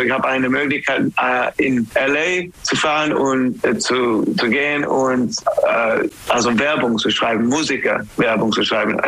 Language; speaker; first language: German; non-native, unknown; English